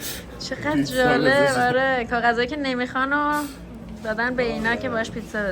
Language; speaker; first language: Persian; native; Persian